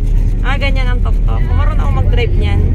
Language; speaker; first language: Filipino; native; Filipino